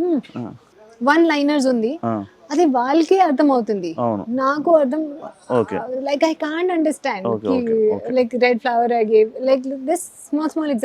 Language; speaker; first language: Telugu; non-native, local second language; Hindi